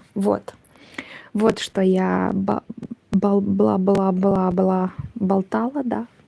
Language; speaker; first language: Russian; non-native, learner; Romanian